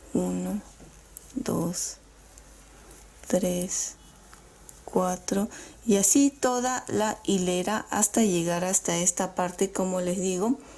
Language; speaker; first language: Spanish; native; Spanish